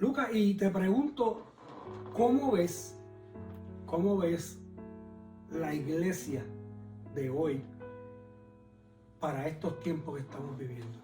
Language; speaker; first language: Spanish; native; Spanish